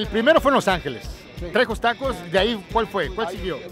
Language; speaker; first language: Spanish; native; Spanish